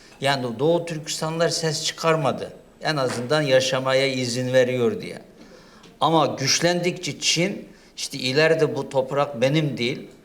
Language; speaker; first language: Turkish; non-native, fluent; Uyghur